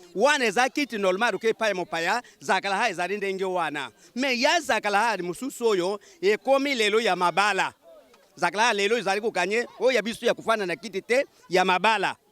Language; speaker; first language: Lingala; non-native, local second language; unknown